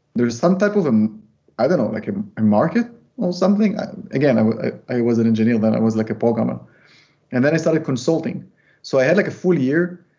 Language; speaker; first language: English; non-native, fluent; Hebrew